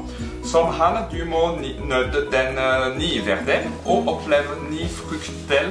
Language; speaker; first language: Norwegian; non-native, learner; French